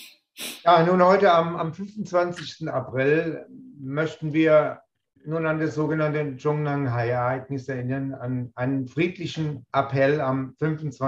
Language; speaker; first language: German; native; German